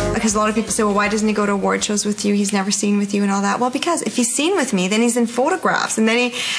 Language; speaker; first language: English; native; English